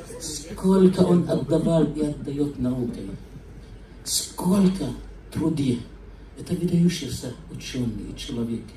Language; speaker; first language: Russian; non-native, fluent; Arabic